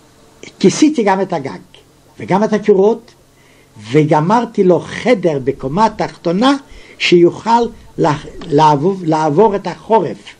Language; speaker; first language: Hebrew; non-native, fluent; Yiddish